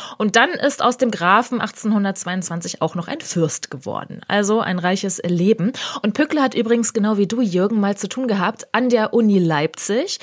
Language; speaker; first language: German; native; German